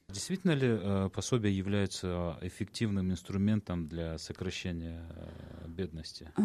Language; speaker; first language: Russian; non-native, local second language; Kyrgyz